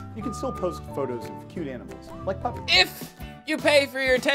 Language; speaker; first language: English; native; English